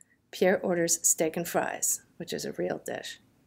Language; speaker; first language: English; native; English